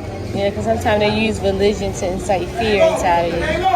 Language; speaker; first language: English; native; English